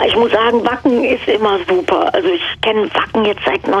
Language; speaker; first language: German; native; German